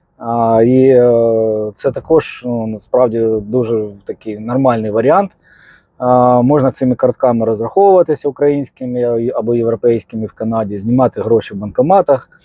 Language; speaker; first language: Ukrainian; non-native, local second language; Russian